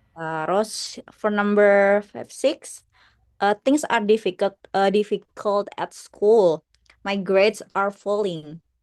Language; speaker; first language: English; non-native, learner; Indonesian